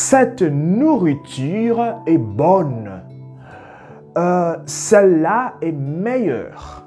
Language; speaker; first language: French; non-native, fluent; Portuguese